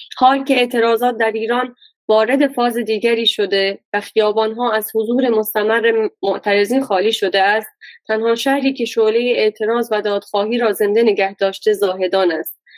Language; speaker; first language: Persian; non-native, local second language; Baluchi